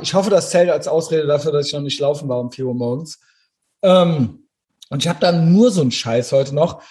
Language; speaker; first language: German; native; German